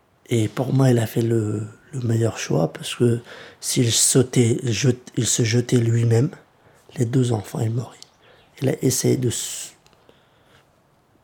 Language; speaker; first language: French; early bilingual, other home language; Kurdish